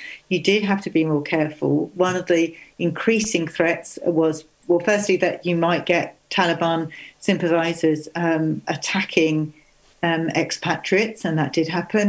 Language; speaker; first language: English; native; English